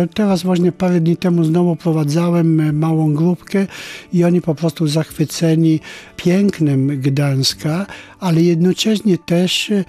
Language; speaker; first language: Polish; non-native, fluent; Italian